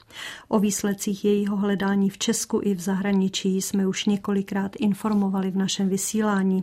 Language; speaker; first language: Czech; native; Czech